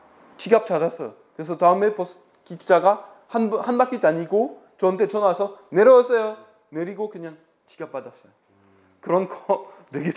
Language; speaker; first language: Korean; non-native, fluent; French